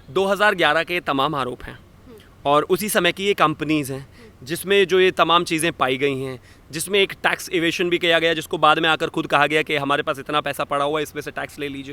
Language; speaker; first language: Hindi; native; Hindi